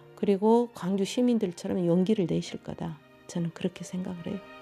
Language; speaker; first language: Korean; native; Korean